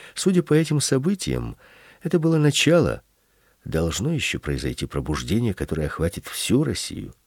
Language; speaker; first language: Russian; early bilingual, other home language; Swedish